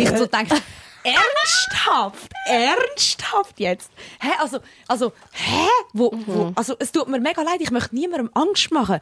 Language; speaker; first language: German; native; German